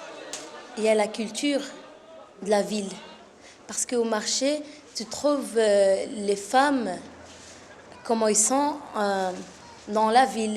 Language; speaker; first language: French; non-native, learner; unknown